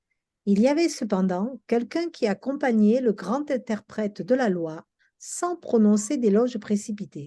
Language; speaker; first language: French; native; French